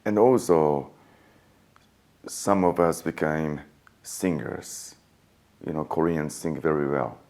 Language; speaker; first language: English; non-native, fluent; Japanese